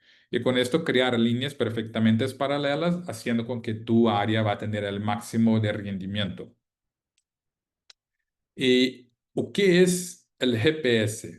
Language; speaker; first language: Spanish; non-native, fluent; Portuguese